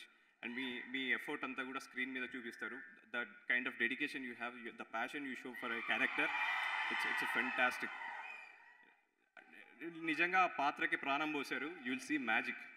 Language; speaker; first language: Telugu; native; Telugu